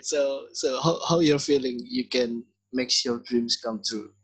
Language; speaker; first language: English; non-native, learner; Indonesian